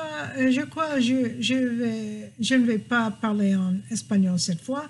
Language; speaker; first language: French; non-native, fluent; English